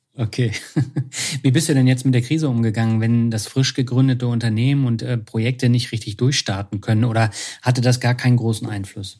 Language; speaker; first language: German; native; German